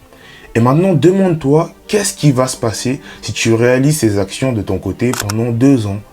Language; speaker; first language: French; native; French